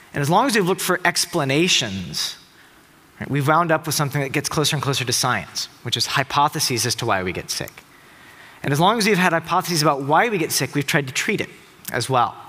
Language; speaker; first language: English; native; English